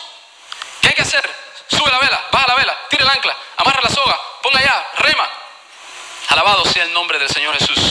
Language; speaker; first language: Spanish; native; Spanish